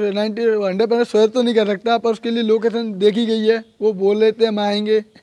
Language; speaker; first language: Hindi; native; Hindi